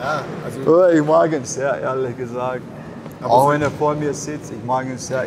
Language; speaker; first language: German; non-native, learner; Chechen